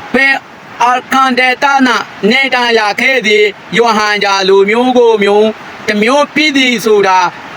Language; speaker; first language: Burmese; non-native, local second language; Rohingya